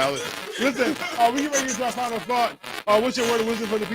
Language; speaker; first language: English; native; English